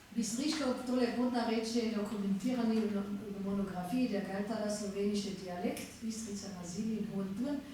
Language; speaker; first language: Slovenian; native; Slovenian